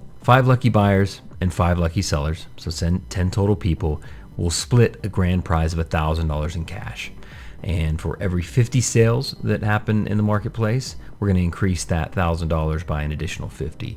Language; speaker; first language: English; native; English